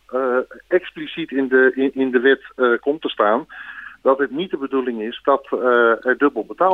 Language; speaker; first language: Dutch; native; Dutch